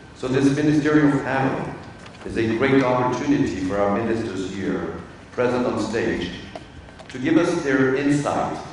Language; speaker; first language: English; non-native, fluent; French